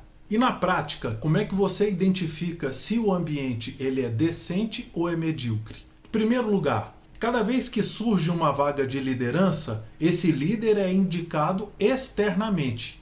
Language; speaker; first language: Portuguese; native; Portuguese